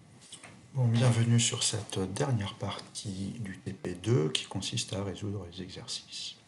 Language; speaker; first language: French; native; French